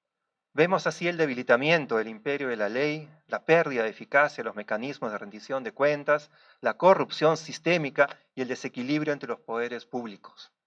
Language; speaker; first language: Spanish; native; Spanish